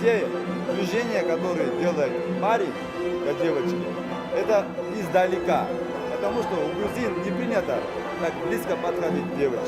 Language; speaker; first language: Russian; non-native, fluent; Georgian